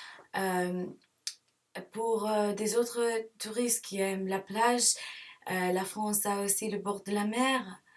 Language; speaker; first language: French; non-native, learner; English